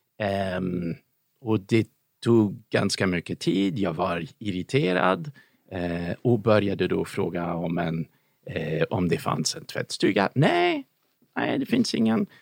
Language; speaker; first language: Swedish; non-native, fluent; English